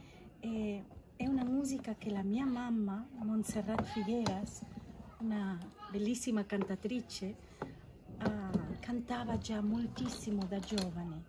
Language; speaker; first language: Italian; non-native, fluent; Catalan